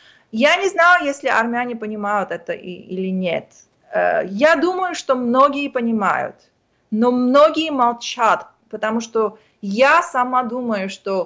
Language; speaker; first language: Russian; early bilingual, other home language; Armenian